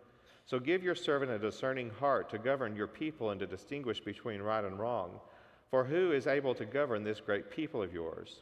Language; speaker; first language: English; native; English